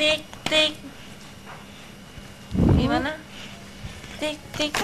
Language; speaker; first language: Indonesian; native; Indonesian